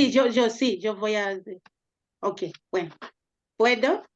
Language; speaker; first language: Spanish; non-native, learner; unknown